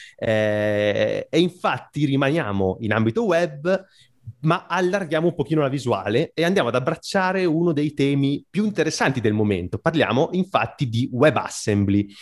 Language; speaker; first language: Italian; native; Italian